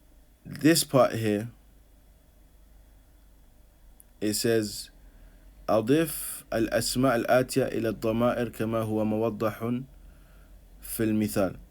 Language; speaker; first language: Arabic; non-native, fluent; English